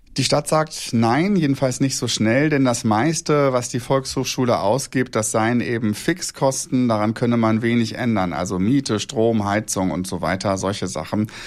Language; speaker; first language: German; native; German